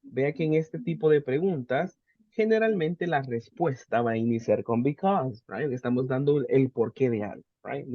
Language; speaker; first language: Spanish; native; Spanish